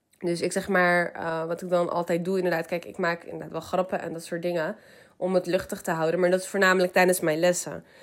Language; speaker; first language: Dutch; early bilingual, other home language; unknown